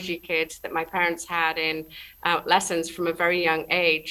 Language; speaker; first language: English; native; English